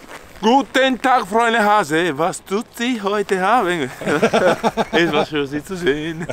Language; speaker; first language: German; non-native, learner; Italian